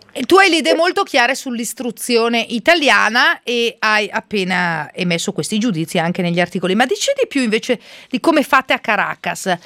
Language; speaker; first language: Italian; native; Italian